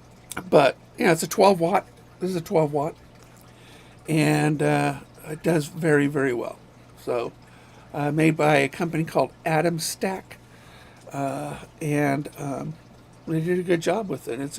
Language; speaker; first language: English; native; English